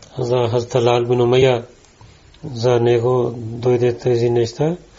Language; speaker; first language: Bulgarian; non-native, learner; Urdu